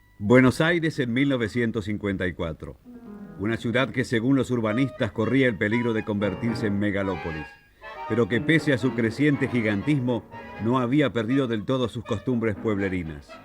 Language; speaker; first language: Spanish; native; Spanish